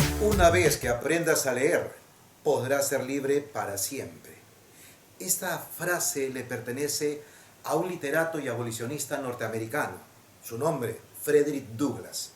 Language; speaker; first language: Spanish; native; Spanish